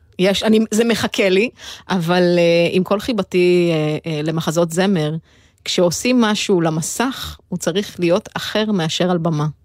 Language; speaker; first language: Hebrew; native; Hebrew